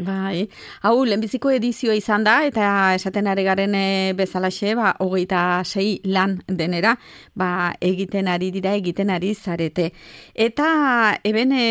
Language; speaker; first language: Basque; native; Basque